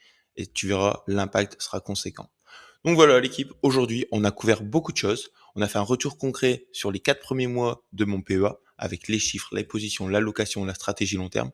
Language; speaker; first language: French; native; French